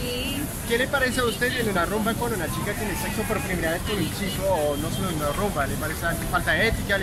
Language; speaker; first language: Spanish; non-native, fluent; French